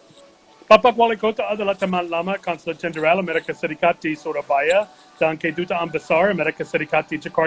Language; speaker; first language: Indonesian; non-native, fluent; English